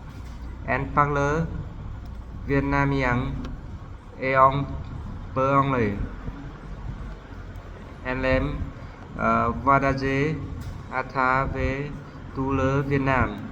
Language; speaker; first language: French; non-native, learner; Vietnamese